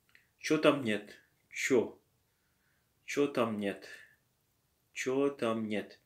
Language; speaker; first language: Russian; non-native, learner; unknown